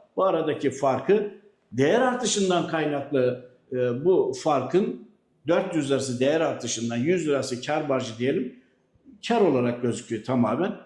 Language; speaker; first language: Turkish; native; Turkish